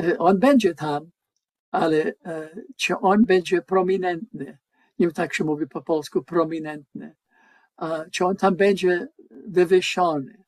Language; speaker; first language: Polish; non-native, learner; English